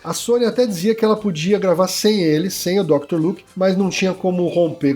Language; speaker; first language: Portuguese; native; Portuguese